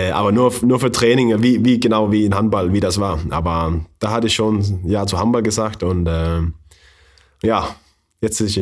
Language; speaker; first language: German; non-native, learner; Faroese